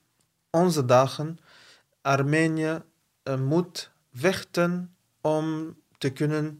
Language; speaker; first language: Dutch; non-native, fluent; Arabic